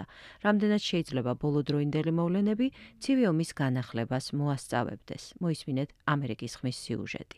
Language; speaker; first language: Georgian; native; Georgian